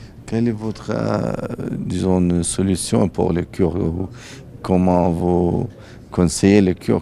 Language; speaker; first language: French; non-native, learner; Central Kurdish